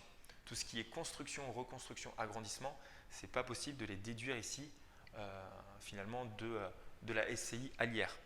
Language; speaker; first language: French; native; French